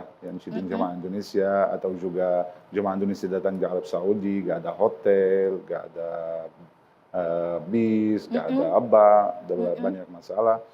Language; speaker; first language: Indonesian; non-native, learner; Arabic